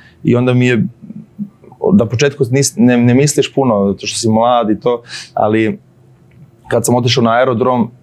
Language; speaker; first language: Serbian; early bilingual, heritage; Serbian